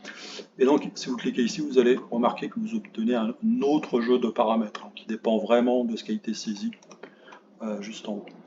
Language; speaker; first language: French; native; French